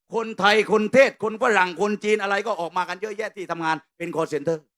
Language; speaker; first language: Thai; native; Thai